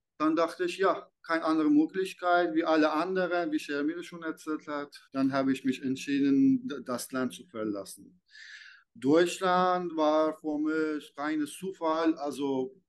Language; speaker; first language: German; non-native, fluent; Persian